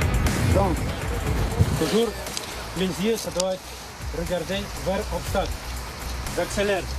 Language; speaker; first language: French; non-native, learner; Russian